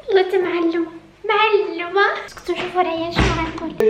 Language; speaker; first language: Arabic; native; Arabic